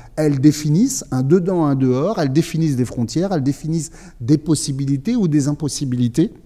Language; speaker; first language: French; native; French